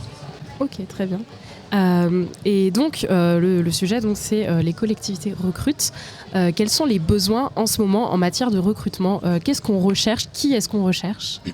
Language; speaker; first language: French; native; French